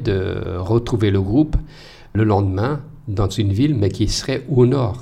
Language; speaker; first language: French; non-native, fluent; Portuguese